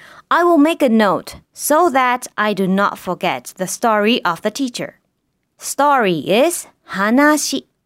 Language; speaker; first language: English; non-native, fluent; Japanese